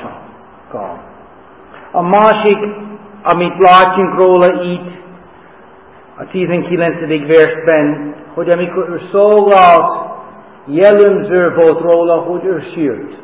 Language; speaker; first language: Hungarian; non-native, learner; English